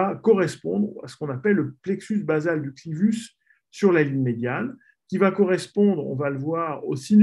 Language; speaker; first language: French; native; French